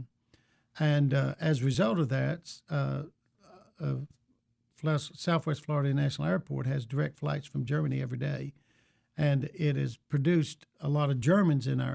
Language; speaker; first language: English; native; English